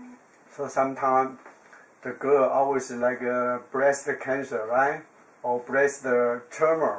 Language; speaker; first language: English; non-native, learner; Chinese